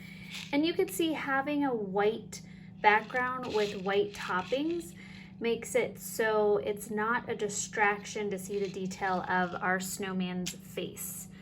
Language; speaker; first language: English; native; English